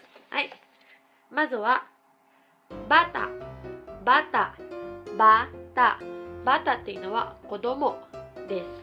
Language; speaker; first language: Japanese; non-native, local second language; Filipino